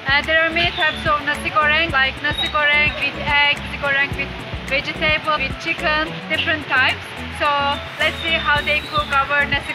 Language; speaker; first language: English; non-native, fluent; Turkish